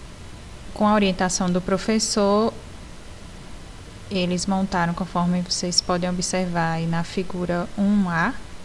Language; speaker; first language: Portuguese; native; Portuguese